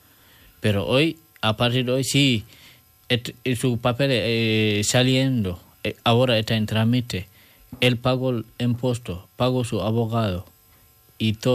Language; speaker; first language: Spanish; non-native, learner; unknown